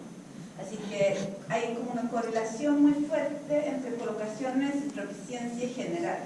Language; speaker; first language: Spanish; non-native, fluent; Swedish